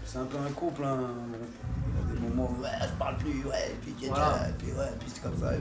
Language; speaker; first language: French; native; French